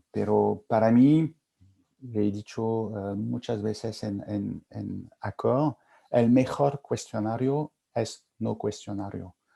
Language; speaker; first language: Spanish; non-native, fluent; French